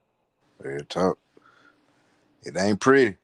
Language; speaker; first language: English; native; English